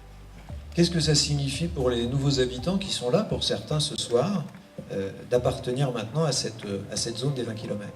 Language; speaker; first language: French; native; French